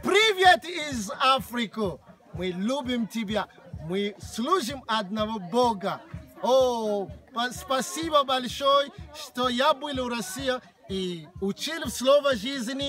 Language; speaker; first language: Russian; non-native, learner; Kinyarwanda